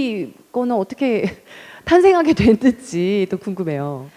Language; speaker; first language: Korean; native; Korean